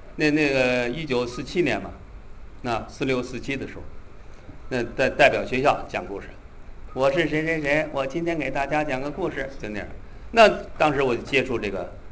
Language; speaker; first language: Chinese; native; Chinese